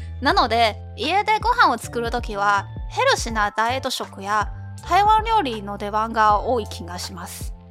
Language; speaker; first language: Japanese; non-native, fluent; Chinese